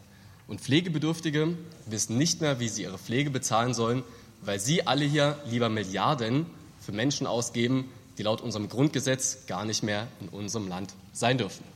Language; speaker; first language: German; native; German